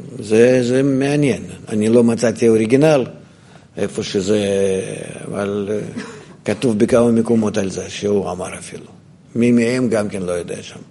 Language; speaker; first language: Hebrew; non-native, fluent; Russian